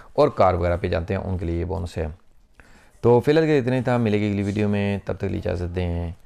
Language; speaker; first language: Urdu; non-native, local second language; Punjabi